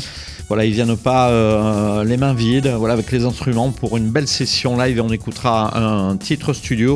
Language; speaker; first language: French; native; French